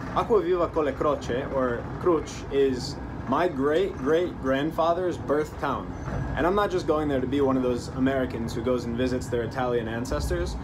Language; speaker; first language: English; native; English